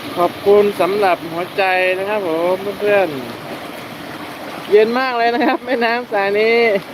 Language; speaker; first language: Thai; native; Thai